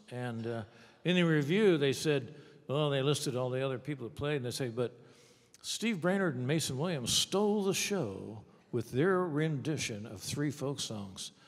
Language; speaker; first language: English; native; English